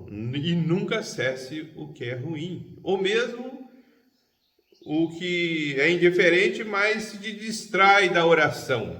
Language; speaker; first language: Portuguese; native; Portuguese